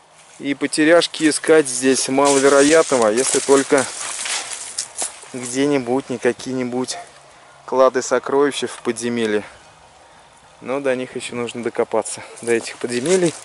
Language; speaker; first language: Russian; native; Russian